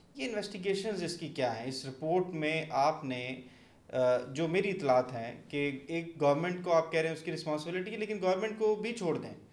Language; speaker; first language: Urdu; non-native, local second language; Punjabi